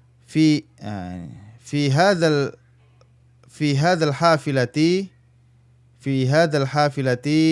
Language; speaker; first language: Arabic; non-native, fluent; Indonesian